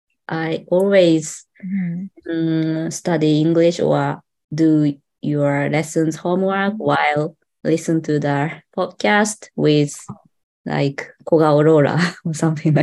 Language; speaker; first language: English; non-native, learner; Japanese